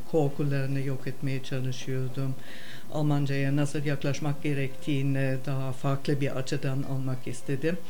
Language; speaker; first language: Turkish; non-native, fluent; German